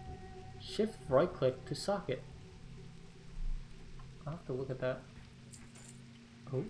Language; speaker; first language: English; native; English